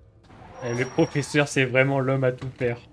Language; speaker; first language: French; native; French